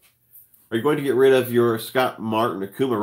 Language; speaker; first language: English; native; English